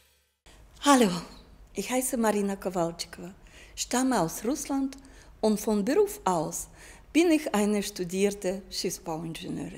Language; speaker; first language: German; non-native, fluent; Russian